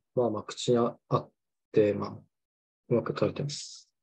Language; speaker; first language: Japanese; non-native, fluent; Korean